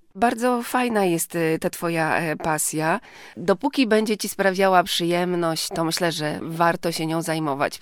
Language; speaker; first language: Polish; native; Polish